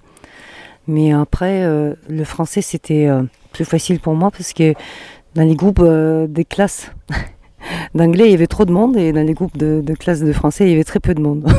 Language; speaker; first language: French; non-native, fluent; Mongolian